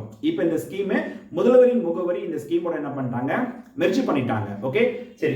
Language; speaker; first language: Tamil; native; Tamil